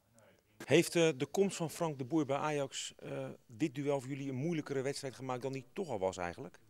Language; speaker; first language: Dutch; native; Dutch